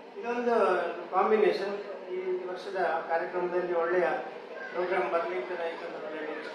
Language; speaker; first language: Kannada; native; Kannada